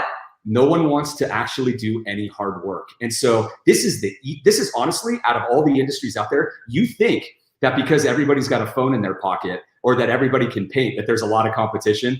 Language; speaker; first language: English; native; English